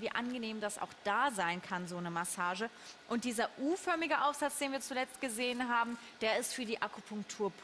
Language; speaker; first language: German; native; German